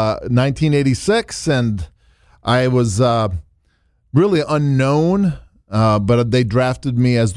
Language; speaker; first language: English; native; English